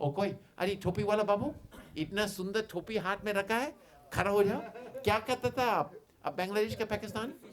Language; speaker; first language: Hindi; non-native, fluent; English